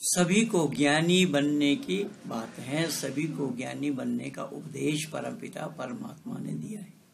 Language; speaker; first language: Hindi; non-native, local second language; Bangla